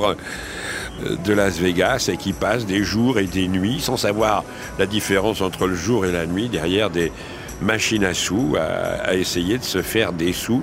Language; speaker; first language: French; native; French